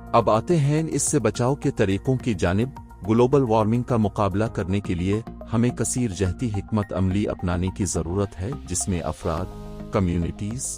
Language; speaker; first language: Urdu; native; Urdu